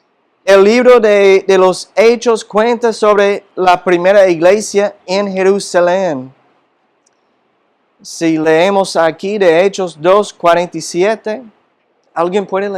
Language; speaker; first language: Spanish; non-native, fluent; English